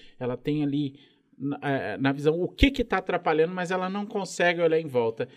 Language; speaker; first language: Portuguese; native; Portuguese